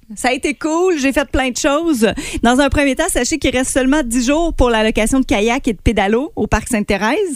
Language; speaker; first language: French; native; French